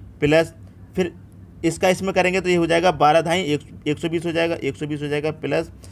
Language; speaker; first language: Hindi; native; Hindi